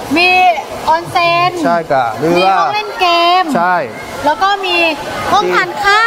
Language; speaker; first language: Thai; native; Thai